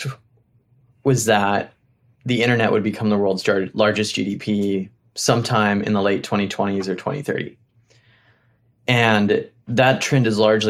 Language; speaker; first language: English; native; English